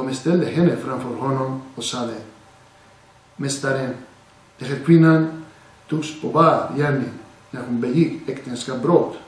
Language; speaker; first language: Swedish; non-native, fluent; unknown